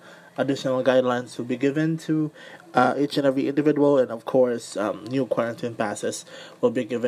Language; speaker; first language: English; non-native, local second language; Cebuano